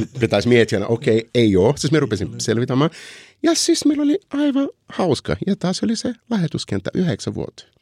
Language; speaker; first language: Finnish; non-native, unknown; Portuguese